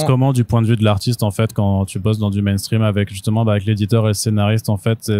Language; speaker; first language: French; native; French